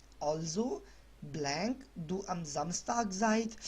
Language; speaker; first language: German; non-native, learner; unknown